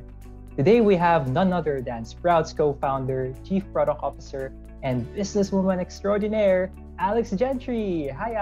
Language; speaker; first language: English; non-native, local second language; Filipino